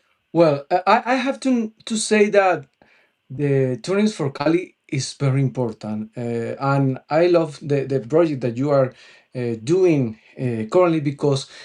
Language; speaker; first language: English; non-native, local second language; Spanish